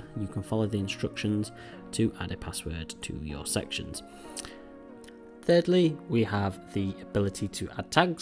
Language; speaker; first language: English; native; English